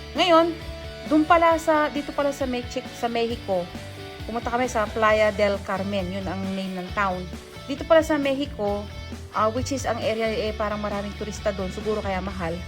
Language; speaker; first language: Filipino; non-native, local second language; Pampanga